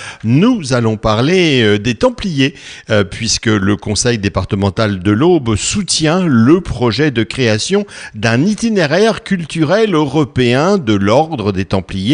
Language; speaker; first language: French; native; French